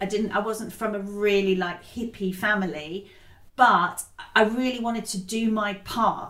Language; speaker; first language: English; native; English